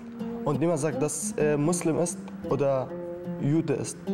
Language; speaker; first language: German; non-native, learner; Arabic